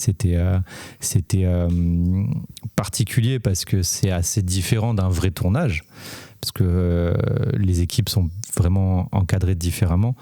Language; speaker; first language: French; native; French